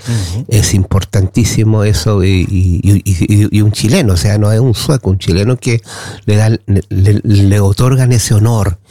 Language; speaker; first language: Spanish; native; Spanish